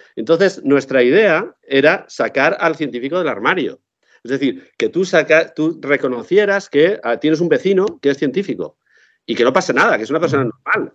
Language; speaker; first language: Spanish; native; Spanish